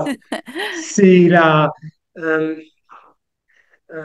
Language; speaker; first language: Spanish; non-native, learner; French